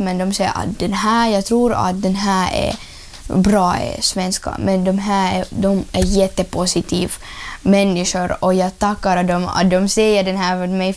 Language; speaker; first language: Swedish; early bilingual, other home language; Ukrainian